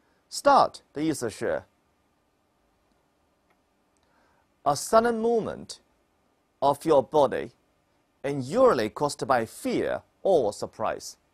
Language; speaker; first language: English; non-native, fluent; Chinese